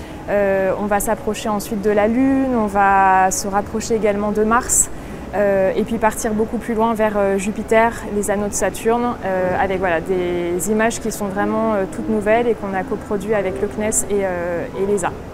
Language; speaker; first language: French; native; French